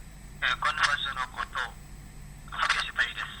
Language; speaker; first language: Japanese; non-native, learner; Indonesian